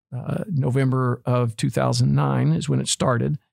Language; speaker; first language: English; native; English